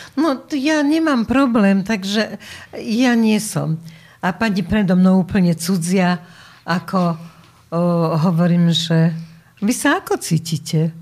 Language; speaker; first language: Slovak; native; Slovak